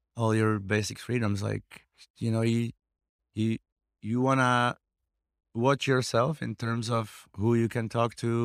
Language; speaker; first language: English; non-native, fluent; Slovak